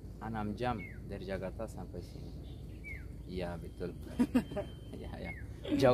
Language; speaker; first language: Indonesian; non-native, learner; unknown